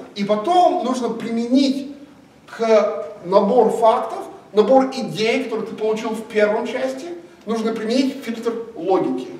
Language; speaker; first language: Russian; non-native, fluent; English